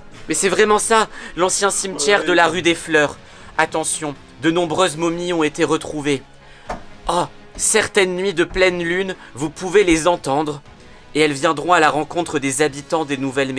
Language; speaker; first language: French; native; French